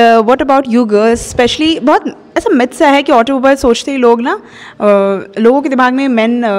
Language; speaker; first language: Hindi; native; Hindi